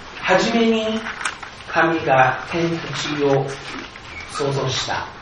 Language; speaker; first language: Japanese; non-native, fluent; English